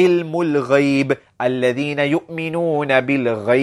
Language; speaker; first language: Arabic; non-native, fluent; English